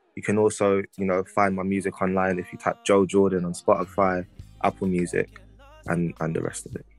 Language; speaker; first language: English; native; English